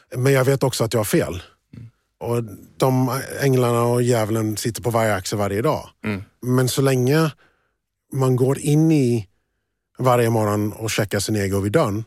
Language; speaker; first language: Swedish; early bilingual, other home language; English